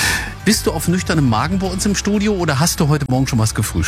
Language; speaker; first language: German; native; German